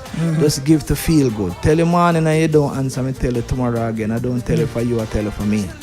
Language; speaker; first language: English; native; English